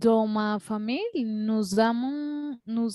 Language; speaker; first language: French; non-native, learner; Spanish